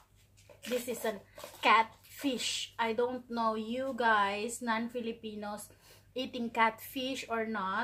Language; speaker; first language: English; non-native, local second language; Filipino